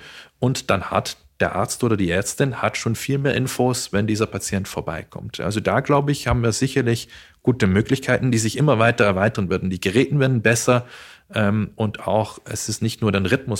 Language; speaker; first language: German; non-native, fluent; Dutch